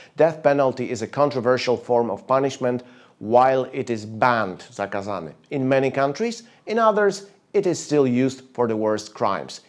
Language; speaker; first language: English; non-native, fluent; Polish